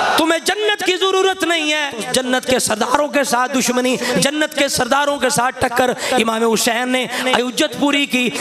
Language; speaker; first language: Urdu; non-native, local second language; Punjabi